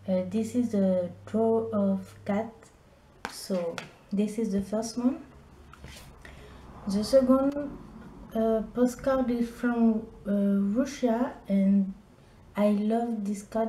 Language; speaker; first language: English; non-native, learner; French